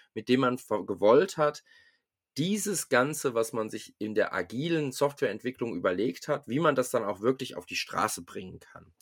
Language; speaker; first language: German; native; German